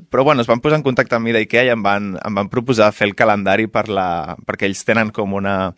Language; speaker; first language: Catalan; non-native, local second language; Spanish